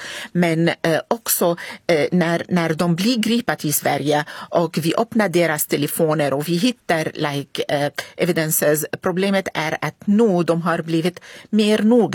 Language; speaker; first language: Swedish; non-native, learner; Arabic